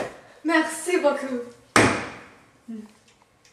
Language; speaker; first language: French; non-native, learner; English